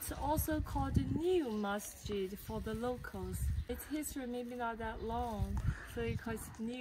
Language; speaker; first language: English; non-native, fluent; Chinese